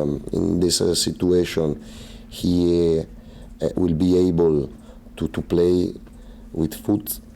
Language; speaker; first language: English; non-native, learner; Italian